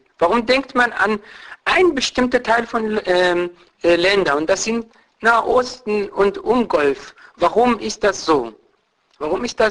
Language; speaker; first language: German; non-native, fluent; Persian